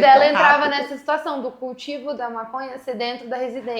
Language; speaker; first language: Portuguese; native; Portuguese